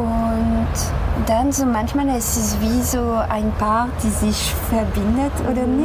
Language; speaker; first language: German; non-native, fluent; French